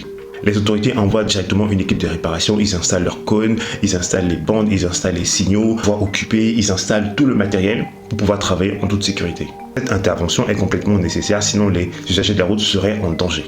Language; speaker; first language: French; native; French